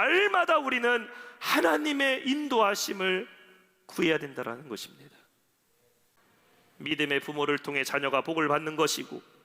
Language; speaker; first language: Korean; native; Korean